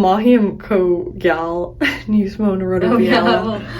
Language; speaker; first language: Irish; non-native, local second language; English